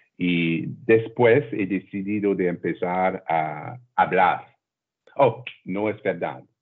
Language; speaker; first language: Spanish; non-native, learner; French